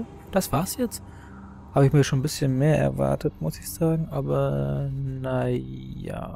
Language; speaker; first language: German; native; German